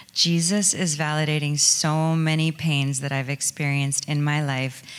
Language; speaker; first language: English; native; English